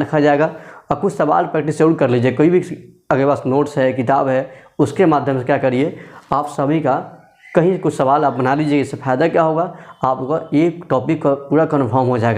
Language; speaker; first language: Hindi; native; Hindi